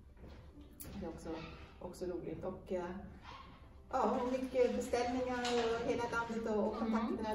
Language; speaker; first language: Swedish; native; Swedish